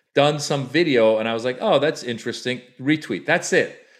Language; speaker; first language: English; native; English